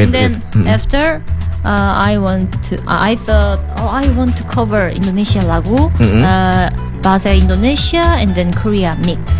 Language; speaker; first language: English; non-native, learner; Korean